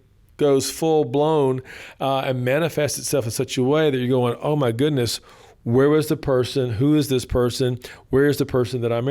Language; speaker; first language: English; native; English